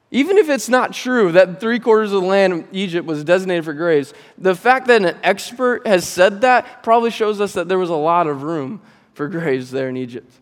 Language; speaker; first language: English; native; English